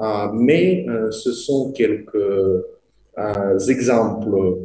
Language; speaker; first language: French; non-native, fluent; Russian